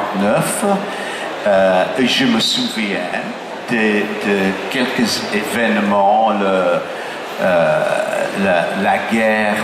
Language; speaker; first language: French; non-native, fluent; English